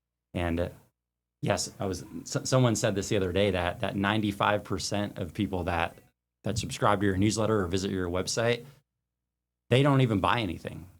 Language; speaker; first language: English; native; English